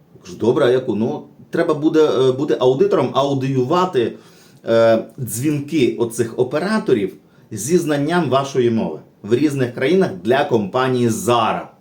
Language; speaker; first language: Ukrainian; native; Ukrainian